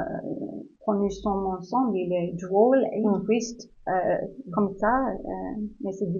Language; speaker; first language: French; non-native, learner; English